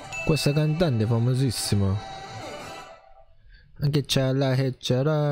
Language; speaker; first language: Italian; non-native, learner; Japanese